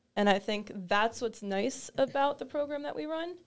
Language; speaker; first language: English; native; English